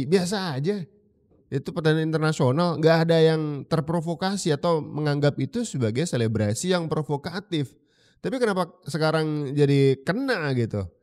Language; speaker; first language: Indonesian; native; Indonesian